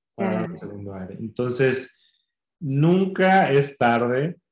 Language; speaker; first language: Spanish; native; Spanish